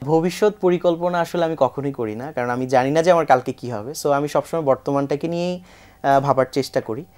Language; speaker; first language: Bangla; native; Bangla